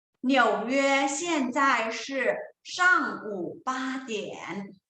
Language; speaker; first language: Chinese; non-native, fluent; Thai